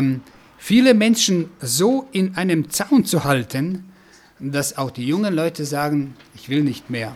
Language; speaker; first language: German; non-native, fluent; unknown